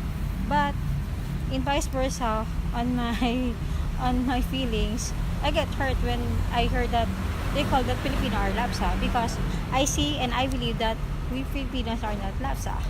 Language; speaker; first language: English; non-native, learner; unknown